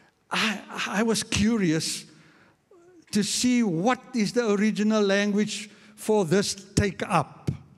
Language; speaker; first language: English; non-native, local second language; Afrikaans